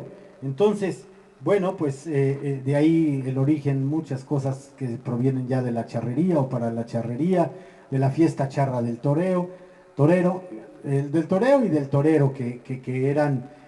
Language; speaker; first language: Spanish; native; Spanish